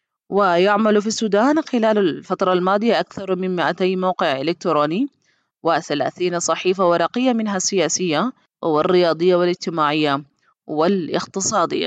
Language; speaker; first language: Arabic; native; Arabic